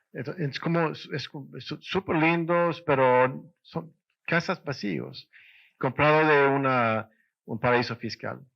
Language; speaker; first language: Spanish; non-native, fluent; Swedish